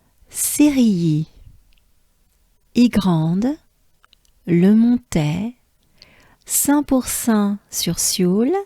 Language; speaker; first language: French; native; French